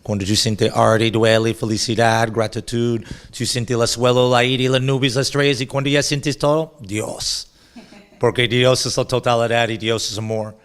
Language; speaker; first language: Spanish; non-native, learner; English